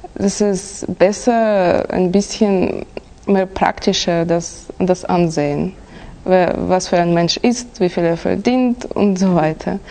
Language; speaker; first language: German; non-native, fluent; Russian